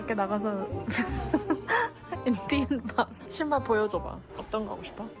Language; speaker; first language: Korean; early bilingual, heritage; English